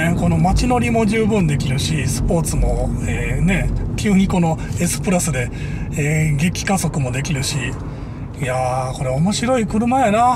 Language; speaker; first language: Japanese; native; Japanese